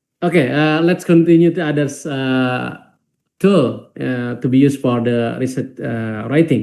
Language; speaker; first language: English; non-native, fluent; Indonesian